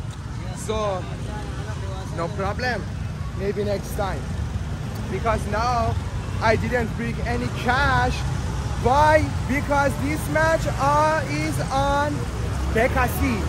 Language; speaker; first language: English; non-native, fluent; Persian